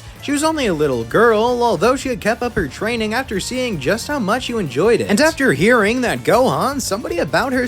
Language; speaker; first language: English; native; English